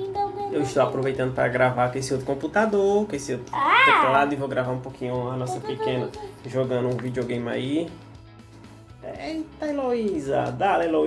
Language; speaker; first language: Portuguese; native; Portuguese